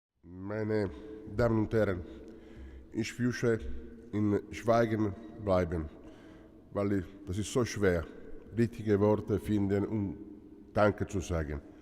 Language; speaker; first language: German; non-native, learner; Italian